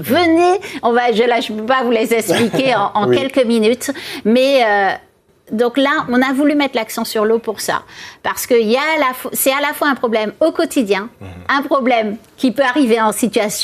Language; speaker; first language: French; native; French